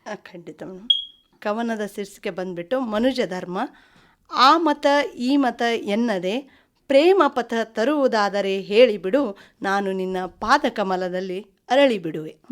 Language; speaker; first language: Kannada; non-native, local second language; Lambadi